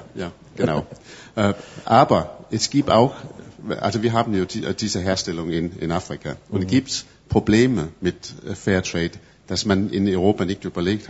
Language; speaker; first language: German; non-native, fluent; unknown